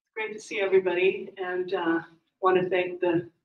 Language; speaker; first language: English; native; English